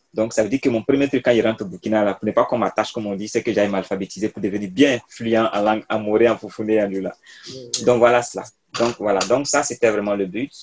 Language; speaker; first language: French; non-native, local second language; Mossi